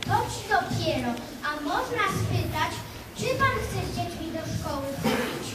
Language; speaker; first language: Polish; native; Polish